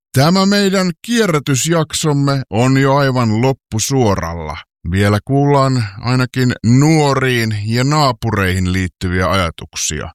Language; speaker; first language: Finnish; native; Finnish